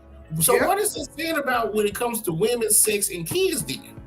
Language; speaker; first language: English; native; English